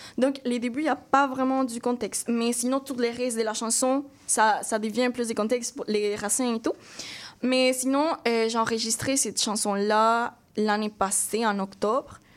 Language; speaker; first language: French; non-native, fluent; Spanish